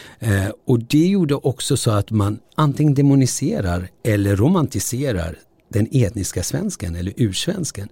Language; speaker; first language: Swedish; early bilingual, other home language; Turoyo